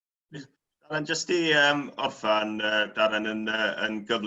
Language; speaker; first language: Welsh; native; Welsh